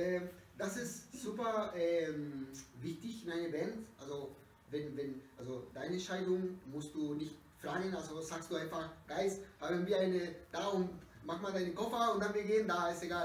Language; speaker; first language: German; non-native, learner; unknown